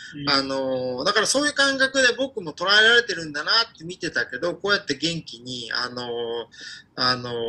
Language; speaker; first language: Japanese; non-native, fluent; Ukrainian